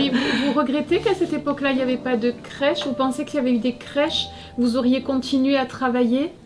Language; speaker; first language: French; native; French